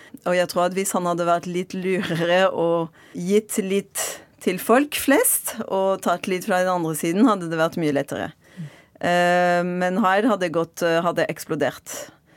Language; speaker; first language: Norwegian; non-native, fluent; French